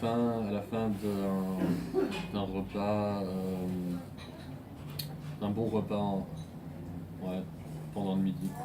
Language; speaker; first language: French; non-native, fluent; German